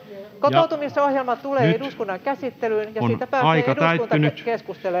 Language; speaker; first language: Finnish; native; Finnish